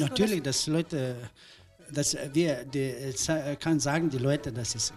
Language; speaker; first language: German; non-native, learner; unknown